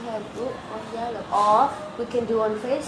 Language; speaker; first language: English; non-native, learner; Vietnamese